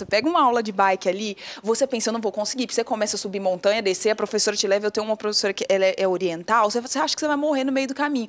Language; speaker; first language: Portuguese; native; Portuguese